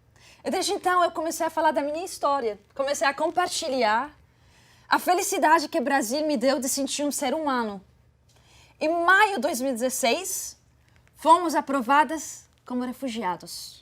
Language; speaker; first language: Portuguese; non-native, fluent; Arabic